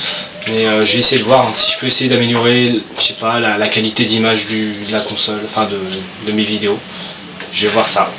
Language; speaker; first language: French; native; French